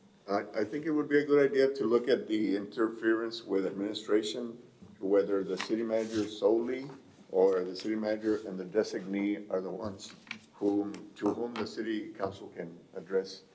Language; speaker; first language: English; early bilingual, other home language; Spanish